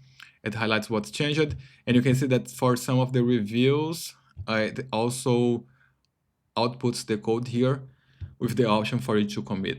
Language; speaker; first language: English; non-native, fluent; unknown